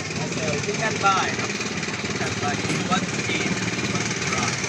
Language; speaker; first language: English; non-native, learner; Thai